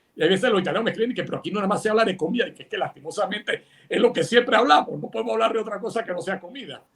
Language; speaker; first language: Spanish; early bilingual, other home language; Italian